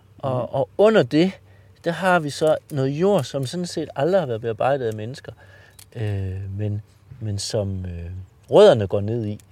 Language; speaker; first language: Danish; native; Danish